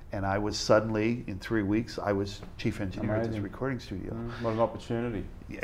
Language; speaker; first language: English; native; English